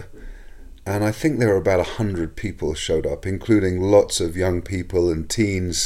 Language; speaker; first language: English; native; English